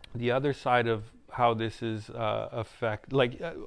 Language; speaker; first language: English; native; English